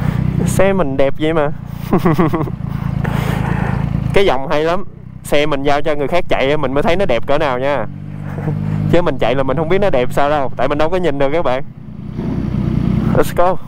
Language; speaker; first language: Vietnamese; native; Vietnamese